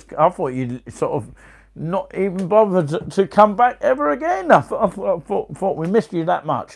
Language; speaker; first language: English; native; English